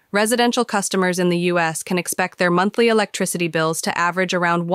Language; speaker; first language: English; native; English